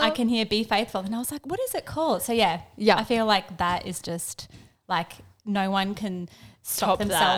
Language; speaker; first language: English; native; English